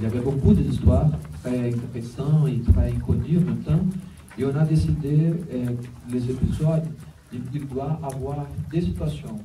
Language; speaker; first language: French; non-native, learner; Portuguese